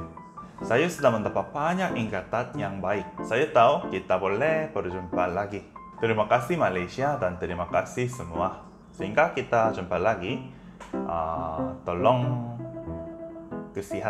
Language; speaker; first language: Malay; non-native, learner; Korean